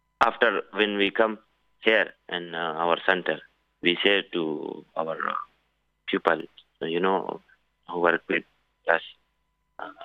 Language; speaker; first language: English; non-native, learner; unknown